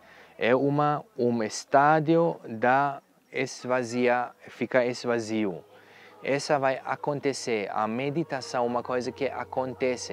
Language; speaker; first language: Portuguese; non-native, learner; German